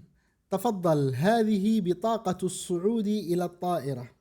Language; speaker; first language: Arabic; non-native, fluent; Indonesian